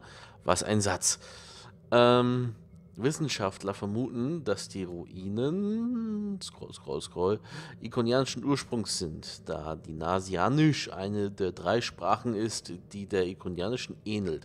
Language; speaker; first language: German; native; German